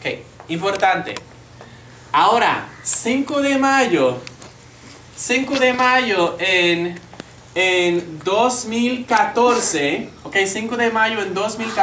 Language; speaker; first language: Spanish; non-native, fluent; English